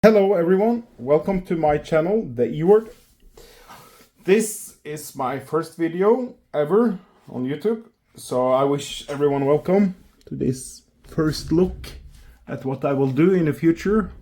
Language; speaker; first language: English; non-native, fluent; Norwegian